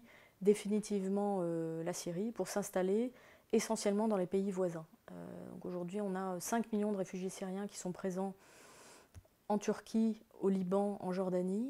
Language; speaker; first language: French; native; French